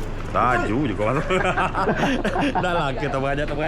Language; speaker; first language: Malay; native; Malay